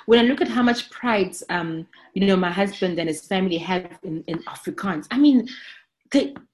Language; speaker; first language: English; non-native, local second language; Zulu